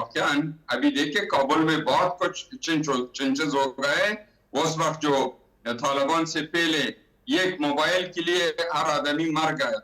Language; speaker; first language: Hindi; non-native, learner; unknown